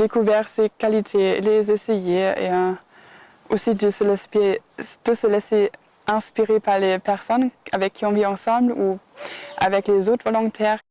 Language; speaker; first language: French; non-native, fluent; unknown